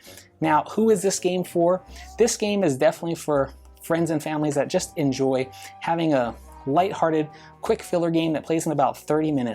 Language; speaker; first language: English; native; English